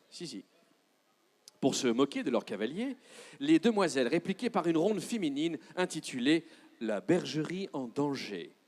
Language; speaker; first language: French; native; French